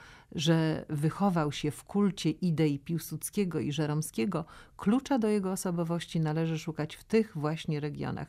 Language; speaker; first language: Polish; native; Polish